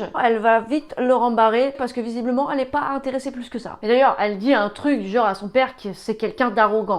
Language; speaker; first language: French; native; French